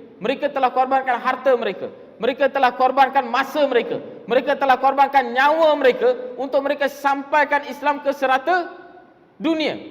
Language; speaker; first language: Malay; non-native, local second language; Tamil